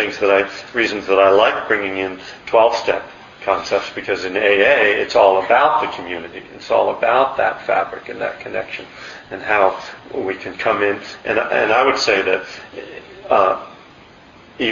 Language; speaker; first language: English; native; English